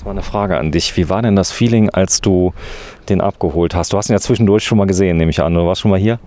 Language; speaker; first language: German; native; German